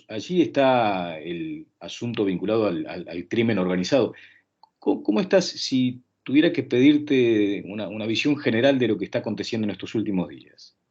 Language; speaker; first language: Spanish; native; Spanish